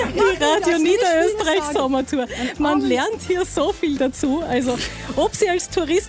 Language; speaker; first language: German; native; German